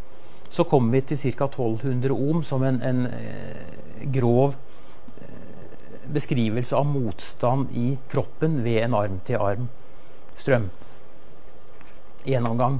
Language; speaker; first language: Norwegian; native; Norwegian